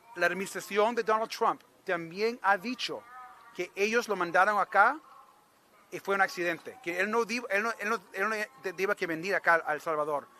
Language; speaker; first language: Spanish; early bilingual, heritage; Spanish